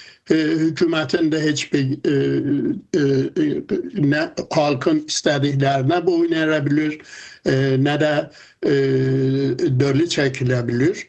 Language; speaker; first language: Turkish; non-native, fluent; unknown